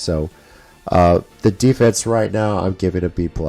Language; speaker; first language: English; native; English